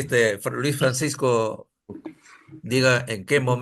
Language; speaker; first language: Spanish; native; Spanish